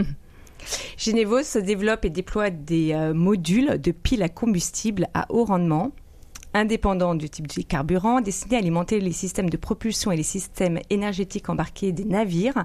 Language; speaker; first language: French; native; French